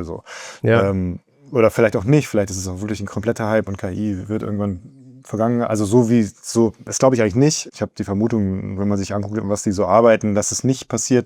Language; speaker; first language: German; native; German